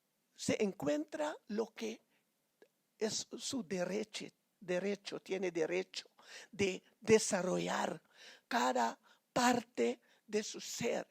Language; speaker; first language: Spanish; non-native, fluent; Papiamento